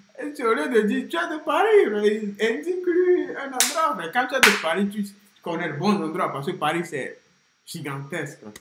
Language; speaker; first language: French; native; French